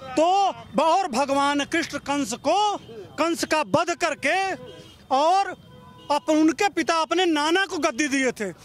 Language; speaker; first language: Hindi; native; Hindi